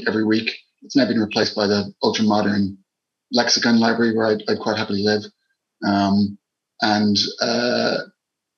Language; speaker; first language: English; native; English